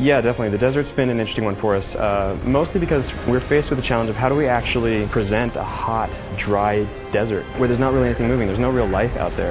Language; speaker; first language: English; native; English